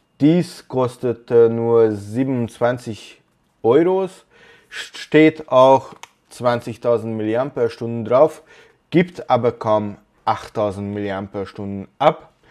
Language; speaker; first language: German; non-native, fluent; Hungarian